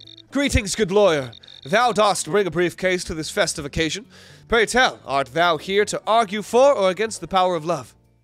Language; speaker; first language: English; native; English